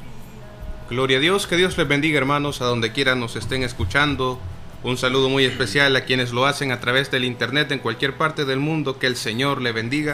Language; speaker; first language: Spanish; native; Spanish